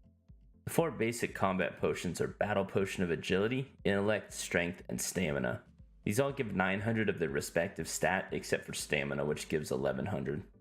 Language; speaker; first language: English; native; English